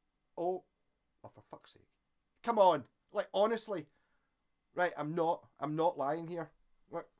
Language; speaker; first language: English; native; English